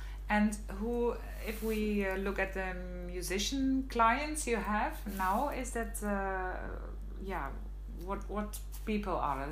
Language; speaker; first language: English; non-native, fluent; Dutch